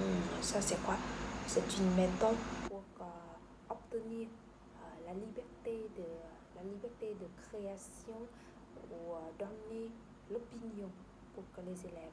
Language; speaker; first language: French; non-native, learner; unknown